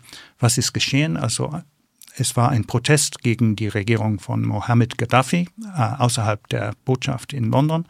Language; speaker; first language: German; non-native, fluent; English